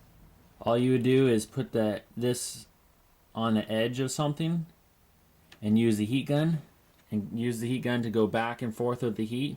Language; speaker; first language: English; native; English